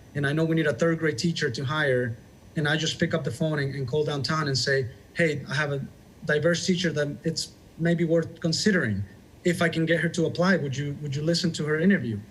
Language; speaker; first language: English; early bilingual, other home language; Spanish